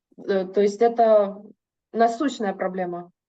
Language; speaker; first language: Russian; native; Russian